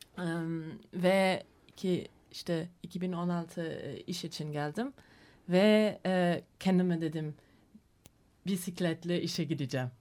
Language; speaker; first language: Turkish; non-native, learner; German